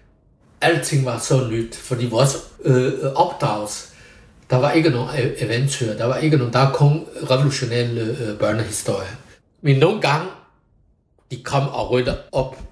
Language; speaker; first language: Danish; non-native, fluent; Chinese